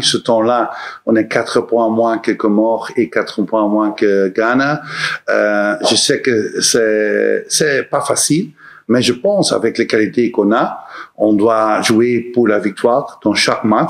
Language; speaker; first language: French; non-native, learner; Dutch